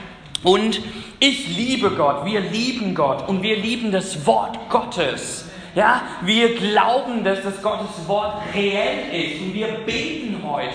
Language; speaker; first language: German; non-native, fluent; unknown